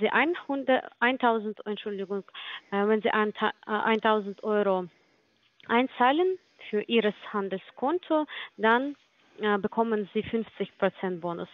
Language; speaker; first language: German; non-native, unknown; Polish